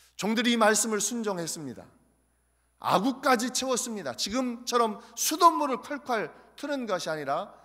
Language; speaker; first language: Korean; native; Korean